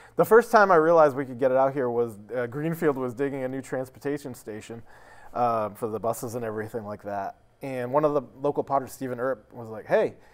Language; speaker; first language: English; native; English